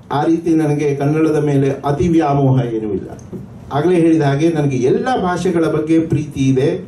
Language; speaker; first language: Kannada; non-native, local second language; Marathi